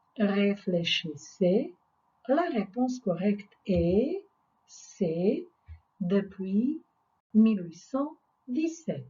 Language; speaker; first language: French; non-native, fluent; Croatian